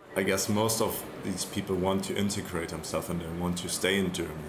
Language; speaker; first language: English; non-native, fluent; German